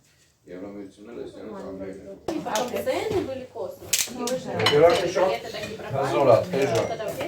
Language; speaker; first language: Russian; native; Russian